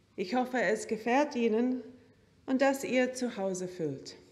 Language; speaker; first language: German; non-native, learner; English